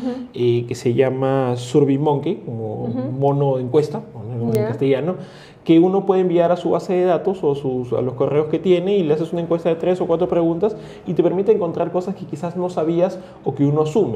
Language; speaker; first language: Spanish; native; Spanish